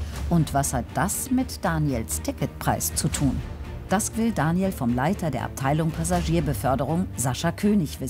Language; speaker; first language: German; native; German